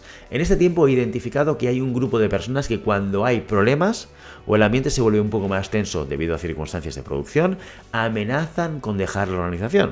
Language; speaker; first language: Spanish; native; Spanish